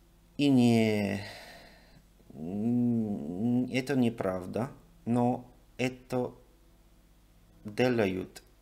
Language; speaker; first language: Russian; non-native, learner; English